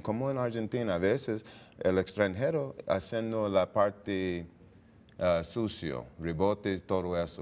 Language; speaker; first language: Spanish; non-native, learner; English